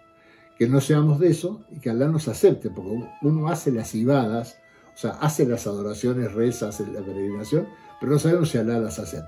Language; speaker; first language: Spanish; native; Spanish